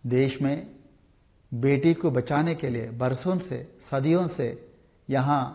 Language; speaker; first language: Hindi; non-native, local second language; Telugu